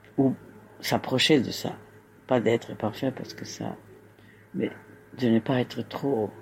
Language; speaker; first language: French; non-native, fluent; Spanish